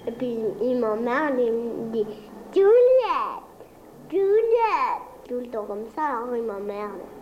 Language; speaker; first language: French; early bilingual, heritage; Spanish